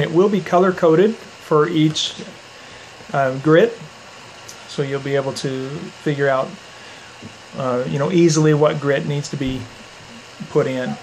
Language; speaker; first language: English; native; English